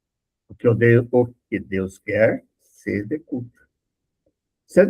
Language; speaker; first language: Portuguese; native; Portuguese